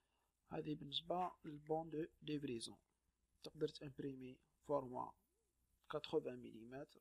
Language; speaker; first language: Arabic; native; Arabic